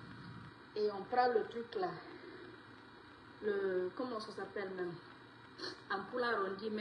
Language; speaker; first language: French; non-native, local second language; Fula